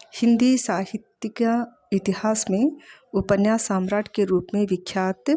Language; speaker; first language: Hindi; non-native, local second language; Telugu